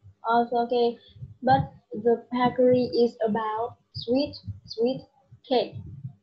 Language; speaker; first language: English; non-native, learner; Vietnamese